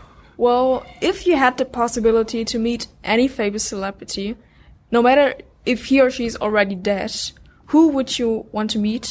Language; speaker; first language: English; non-native, fluent; German